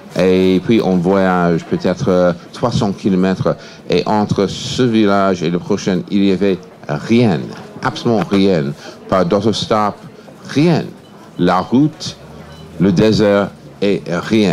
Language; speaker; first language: French; non-native, fluent; English